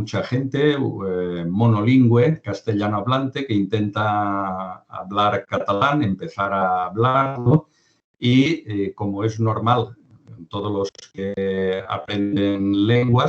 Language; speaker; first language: Spanish; non-native, local second language; Catalan